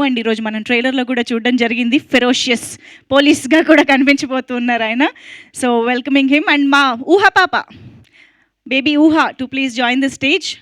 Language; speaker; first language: Telugu; native; Telugu